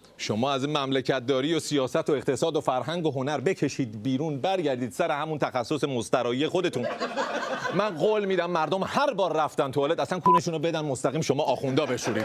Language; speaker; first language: Persian; native; Persian